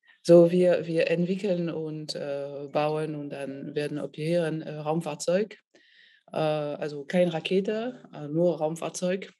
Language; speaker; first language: German; non-native, fluent; French